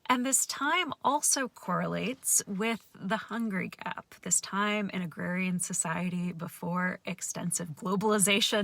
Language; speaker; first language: English; native; English